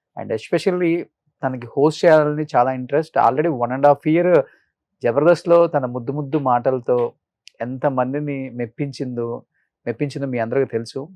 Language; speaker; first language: Telugu; native; Telugu